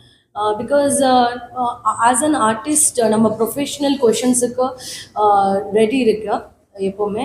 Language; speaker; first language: Tamil; non-native, learner; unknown